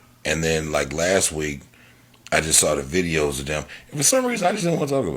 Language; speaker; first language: English; native; English